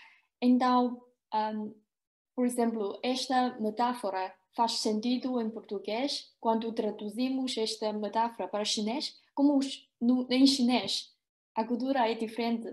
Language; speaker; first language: Portuguese; non-native, fluent; Chinese